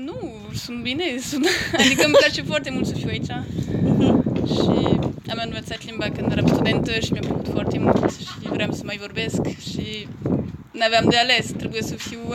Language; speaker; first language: Romanian; non-native, fluent; French